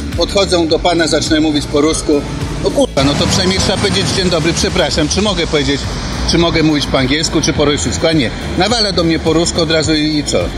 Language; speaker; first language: Polish; native; Polish